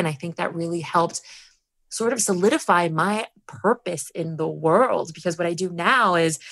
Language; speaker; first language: English; early bilingual, other home language; Spanish